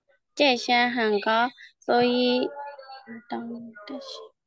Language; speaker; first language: Chinese; non-native, learner; Thai